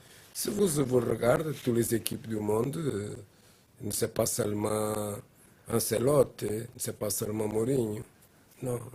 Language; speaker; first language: French; non-native, learner; Portuguese